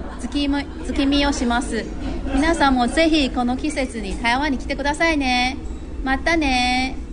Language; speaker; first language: Japanese; non-native, fluent; Chinese